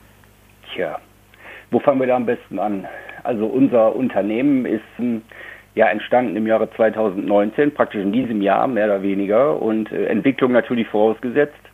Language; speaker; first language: German; native; German